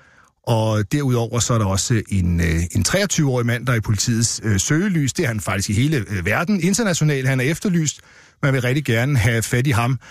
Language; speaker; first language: Danish; native; Danish